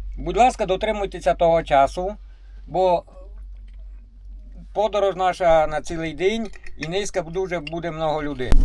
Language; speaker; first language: Ukrainian; native; Ukrainian